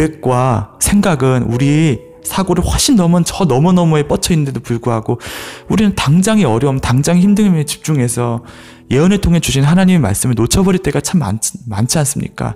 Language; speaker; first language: Korean; native; Korean